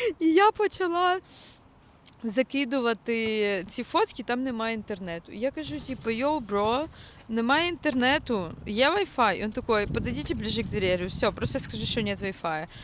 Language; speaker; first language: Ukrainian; non-native, local second language; Russian